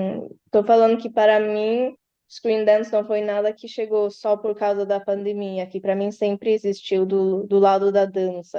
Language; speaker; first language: Portuguese; early bilingual, heritage; Portuguese